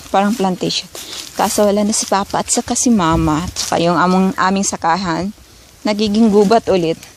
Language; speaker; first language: Filipino; non-native, local second language; Cebuano